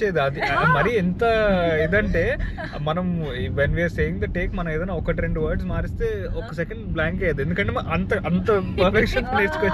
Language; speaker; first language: Telugu; native; Telugu